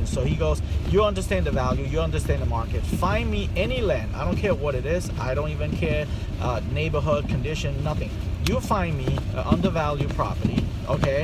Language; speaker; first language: English; non-native, fluent; Chinese